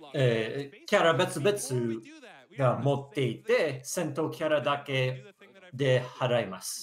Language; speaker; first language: Japanese; non-native, learner; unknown